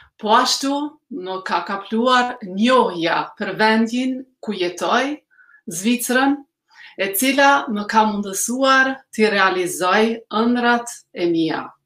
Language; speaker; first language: Albanian; early bilingual, heritage; Albanian